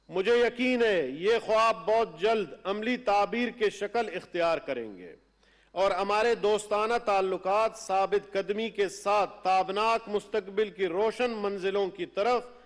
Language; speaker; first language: Urdu; non-native, local second language; Baluchi